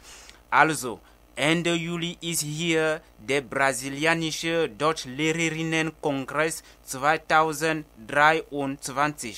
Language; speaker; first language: German; non-native, fluent; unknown